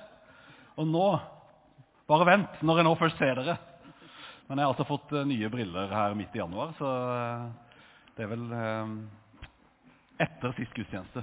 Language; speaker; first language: Norwegian; native; Norwegian